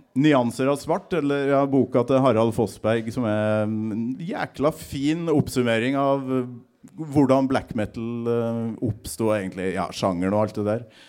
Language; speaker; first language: Norwegian; native; Norwegian